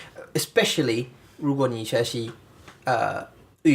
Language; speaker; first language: Chinese; non-native, learner; English